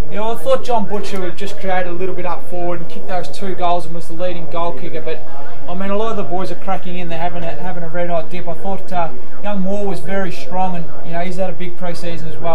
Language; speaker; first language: English; native; English